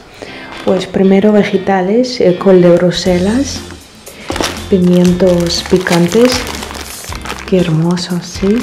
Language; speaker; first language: Spanish; non-native, fluent; Russian